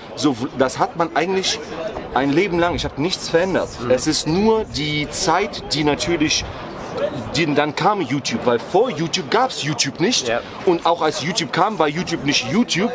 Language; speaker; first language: German; early bilingual, other home language; Ukrainian